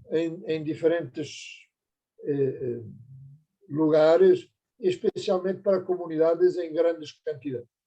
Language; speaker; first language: Portuguese; non-native, fluent; Persian